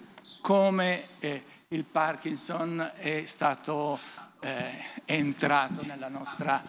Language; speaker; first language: Italian; native; Italian